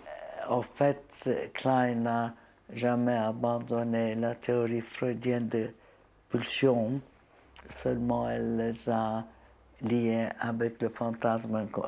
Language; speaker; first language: French; non-native, fluent; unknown